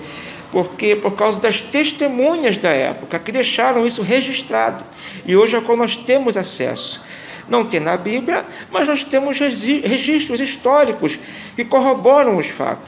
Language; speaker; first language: Portuguese; native; Portuguese